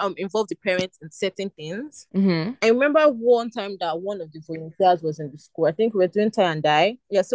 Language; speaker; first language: English; non-native, local second language; Igbo